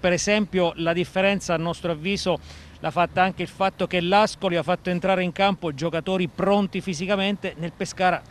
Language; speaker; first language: Italian; native; Italian